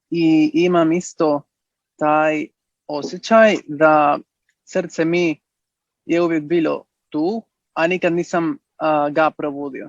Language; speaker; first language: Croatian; early bilingual, heritage; Spanish